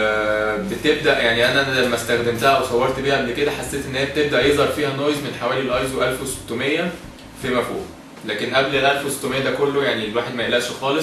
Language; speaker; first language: Arabic; native; Arabic